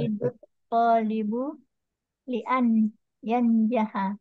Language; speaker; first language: Arabic; non-native, learner; Indonesian